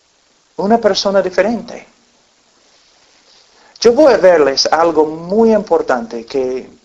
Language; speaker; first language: Spanish; non-native, fluent; English